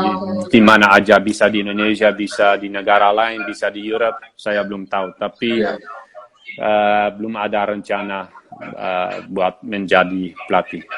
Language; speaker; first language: Indonesian; non-native, fluent; Dutch